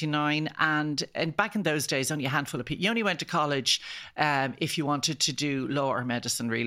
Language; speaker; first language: English; native; English